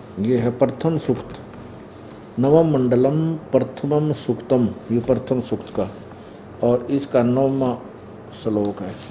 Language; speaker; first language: Hindi; native; Hindi